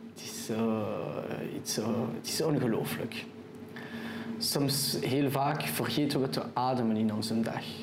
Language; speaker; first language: Dutch; non-native, local second language; French